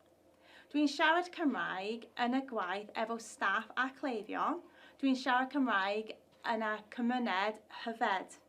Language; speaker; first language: Welsh; non-native, learner; English